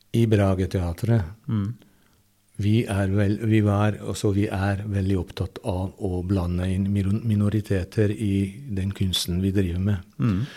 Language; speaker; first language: Norwegian; non-native, fluent; Hungarian